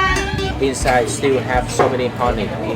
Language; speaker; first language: English; non-native, learner; Vietnamese